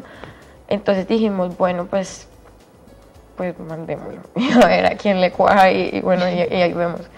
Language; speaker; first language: Spanish; native; Spanish